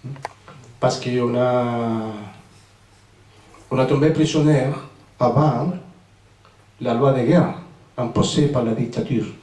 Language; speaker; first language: French; non-native, fluent; Spanish